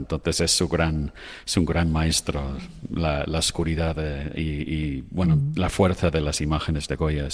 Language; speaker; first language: Spanish; non-native, fluent; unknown